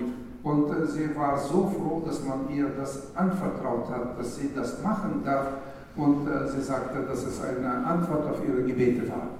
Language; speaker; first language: German; non-native, fluent; Russian